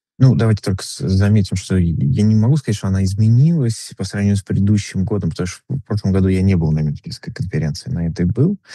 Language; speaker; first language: Russian; native; Russian